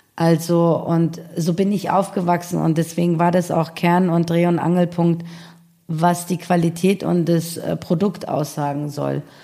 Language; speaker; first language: German; early bilingual, other home language; Persian